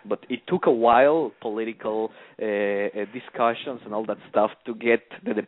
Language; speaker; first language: English; non-native, fluent; Spanish